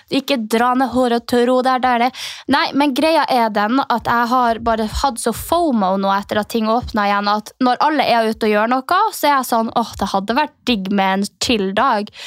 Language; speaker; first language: Norwegian; native; Norwegian